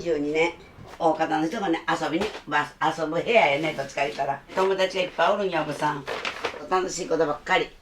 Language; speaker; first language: Japanese; native; Japanese